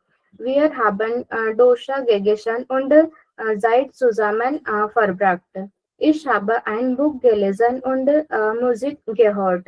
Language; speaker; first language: German; non-native, learner; Marathi